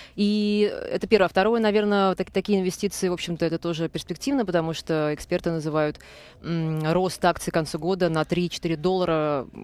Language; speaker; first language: Russian; native; Russian